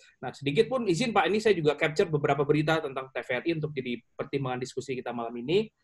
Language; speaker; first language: Indonesian; native; Indonesian